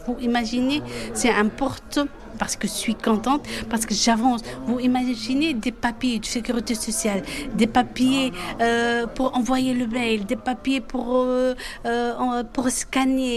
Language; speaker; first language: French; non-native, fluent; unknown